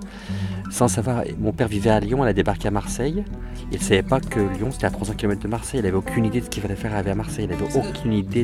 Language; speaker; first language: French; early bilingual, other home language; Arabic